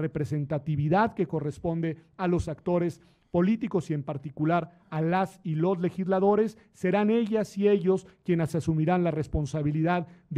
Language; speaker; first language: Spanish; native; Spanish